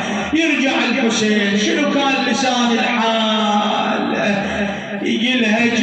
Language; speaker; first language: Arabic; native; Arabic